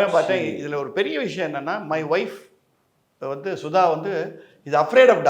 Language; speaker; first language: Tamil; native; Tamil